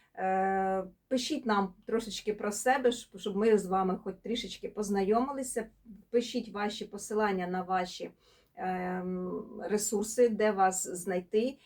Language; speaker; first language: Ukrainian; non-native, local second language; Russian